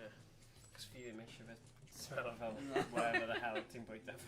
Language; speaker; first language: Welsh; native; Welsh